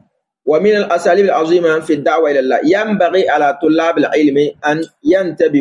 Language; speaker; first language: Arabic; non-native, fluent; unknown